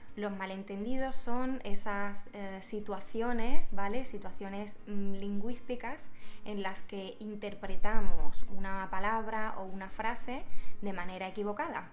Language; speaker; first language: Spanish; native; Spanish